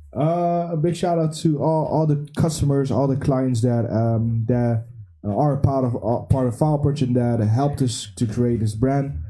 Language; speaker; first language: English; early bilingual, heritage; English